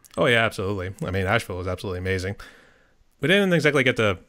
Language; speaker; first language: English; native; English